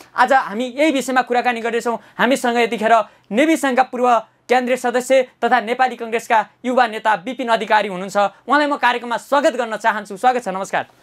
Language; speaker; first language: Nepali; native; Nepali